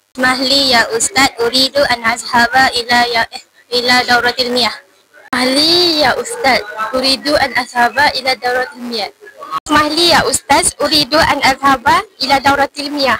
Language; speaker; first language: Arabic; non-native, learner; Malay